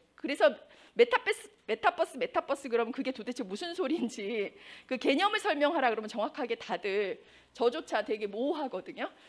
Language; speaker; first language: Korean; native; Korean